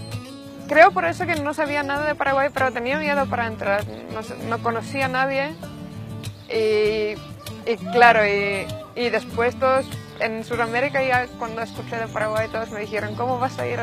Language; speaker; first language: Spanish; non-native, fluent; Finnish